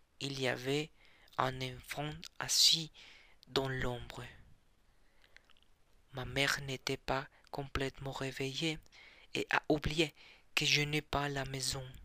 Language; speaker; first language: French; non-native, learner; Spanish